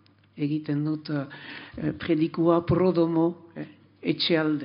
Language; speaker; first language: Basque; native; Basque